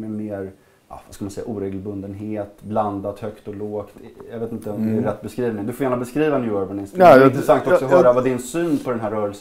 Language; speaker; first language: Swedish; native; Swedish